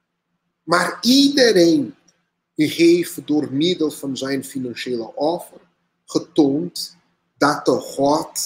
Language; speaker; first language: Dutch; non-native, learner; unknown